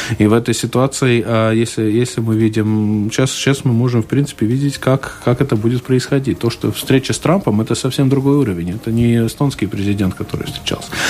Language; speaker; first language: Russian; non-native, local second language; Latvian